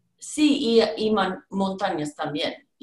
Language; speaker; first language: Spanish; non-native, learner; English